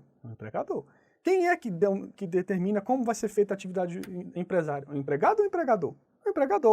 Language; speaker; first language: Portuguese; native; Portuguese